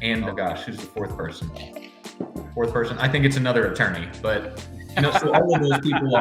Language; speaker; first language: English; native; English